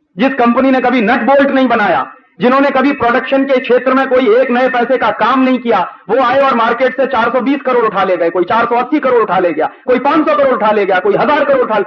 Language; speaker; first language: Hindi; native; Hindi